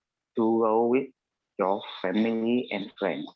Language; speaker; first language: English; non-native, learner; Vietnamese